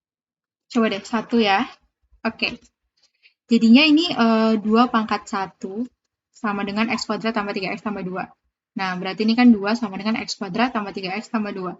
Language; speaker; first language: Indonesian; native; Indonesian